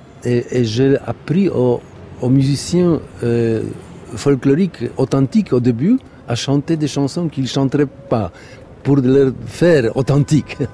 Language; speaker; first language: French; non-native, fluent; Polish